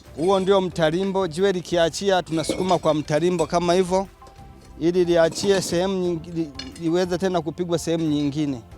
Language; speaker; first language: Swahili; native; Swahili